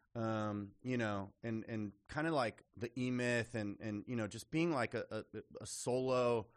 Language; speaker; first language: English; native; English